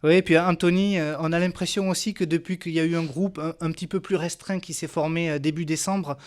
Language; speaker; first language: French; native; French